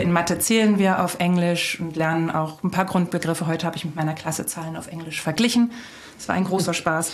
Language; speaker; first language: German; native; German